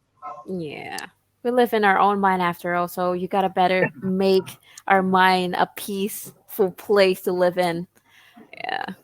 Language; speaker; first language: English; non-native, fluent; Khmer